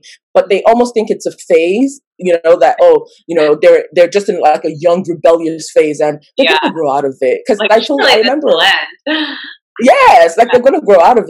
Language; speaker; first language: English; non-native, local second language; Yoruba